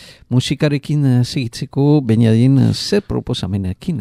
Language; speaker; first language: Basque; native; Basque